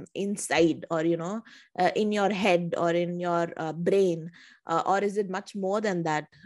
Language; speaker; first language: English; non-native, local second language; Tamil